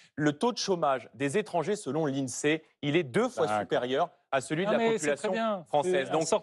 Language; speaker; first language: French; native; French